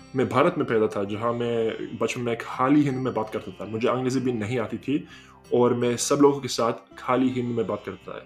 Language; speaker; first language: Hindi; early bilingual, heritage; Hindi